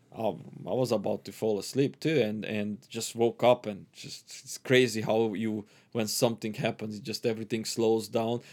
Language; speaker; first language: English; non-native, fluent; Hungarian